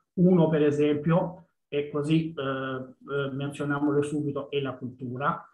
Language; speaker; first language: Italian; non-native, fluent; Albanian